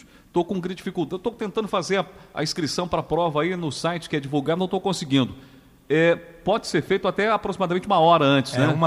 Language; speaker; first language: Portuguese; native; Portuguese